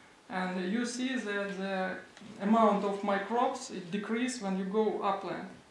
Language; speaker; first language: English; non-native, fluent; Russian